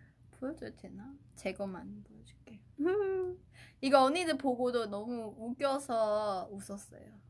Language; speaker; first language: Korean; non-native, fluent; Chinese